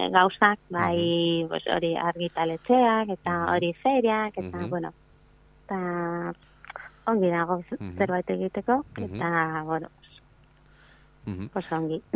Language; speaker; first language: Basque; non-native, local second language; Spanish